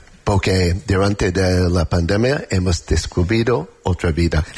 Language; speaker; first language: Spanish; non-native, learner; English